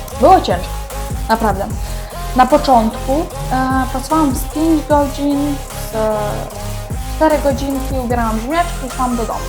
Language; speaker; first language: Polish; non-native, learner; Ukrainian